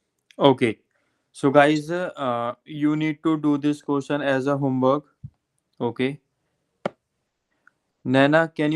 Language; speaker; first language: English; non-native, local second language; Hindi